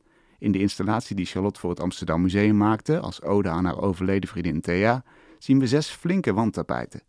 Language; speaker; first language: Dutch; native; Dutch